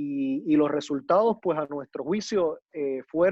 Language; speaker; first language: Spanish; native; Spanish